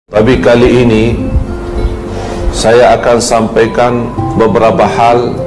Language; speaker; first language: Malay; non-native, fluent; Arabic